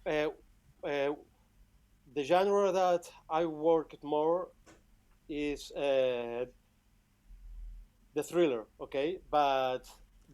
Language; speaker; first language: English; non-native, fluent; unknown